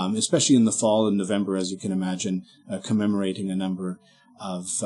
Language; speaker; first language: English; native; English